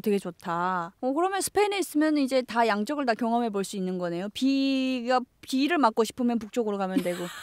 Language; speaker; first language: Korean; native; Korean